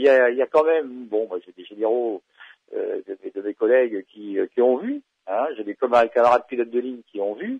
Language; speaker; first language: French; native; French